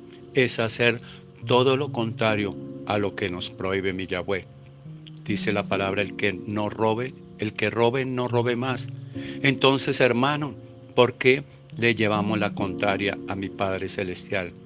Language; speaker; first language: Spanish; native; Spanish